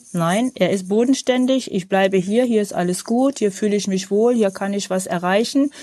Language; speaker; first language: German; native; German